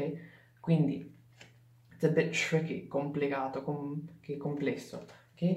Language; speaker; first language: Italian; non-native, fluent; English